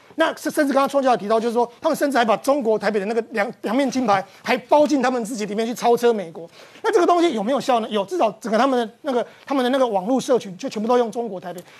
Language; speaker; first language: Chinese; native; Chinese